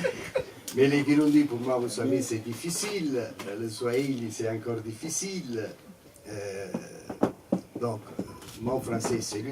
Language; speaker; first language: French; non-native, fluent; Italian